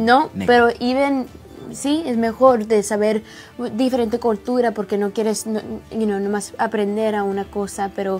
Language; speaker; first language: Spanish; early bilingual, heritage; Spanish